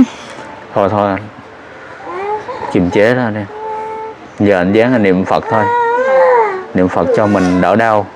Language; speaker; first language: Vietnamese; native; Vietnamese